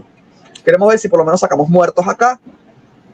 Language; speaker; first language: Spanish; native; Spanish